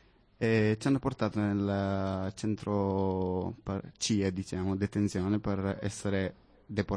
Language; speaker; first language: Italian; non-native, fluent; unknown